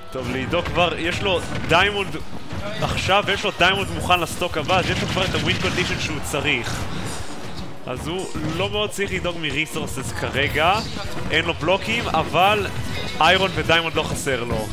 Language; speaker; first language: Hebrew; native; Hebrew